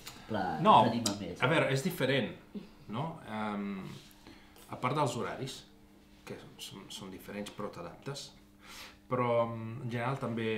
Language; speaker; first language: Catalan; non-native, fluent; Italian